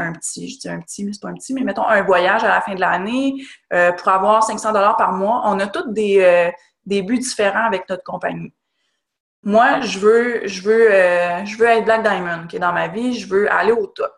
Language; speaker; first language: French; native; French